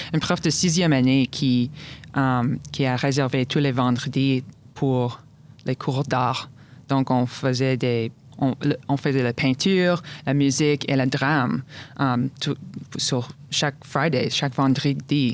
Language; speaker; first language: French; non-native, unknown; English